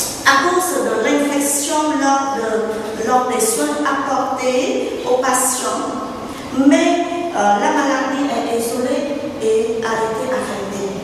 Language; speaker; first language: French; non-native, fluent; Vietnamese